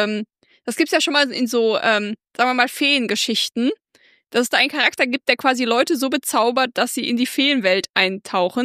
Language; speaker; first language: German; native; German